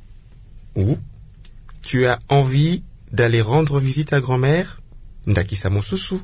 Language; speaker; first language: French; non-native, local second language; Lingala